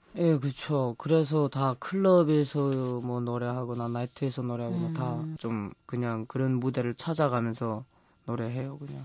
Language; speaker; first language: Korean; early bilingual, heritage; Korean